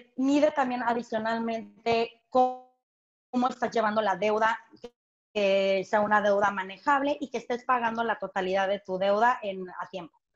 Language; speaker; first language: Spanish; native; Spanish